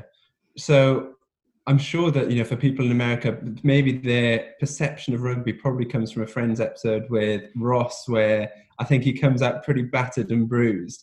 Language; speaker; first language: English; native; English